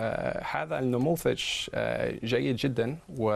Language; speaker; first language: Arabic; non-native, fluent; English